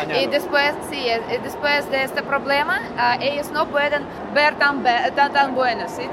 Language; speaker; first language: Spanish; non-native, learner; Russian